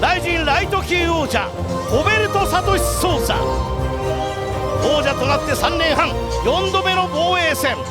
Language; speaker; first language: Japanese; native; Japanese